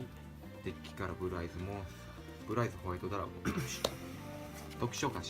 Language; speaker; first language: Japanese; native; Japanese